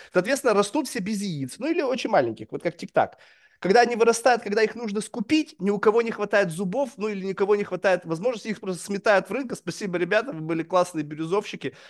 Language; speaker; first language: Russian; native; Russian